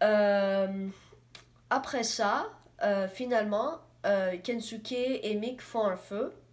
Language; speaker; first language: French; non-native, learner; English